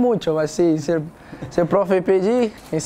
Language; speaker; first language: Spanish; non-native, learner; Portuguese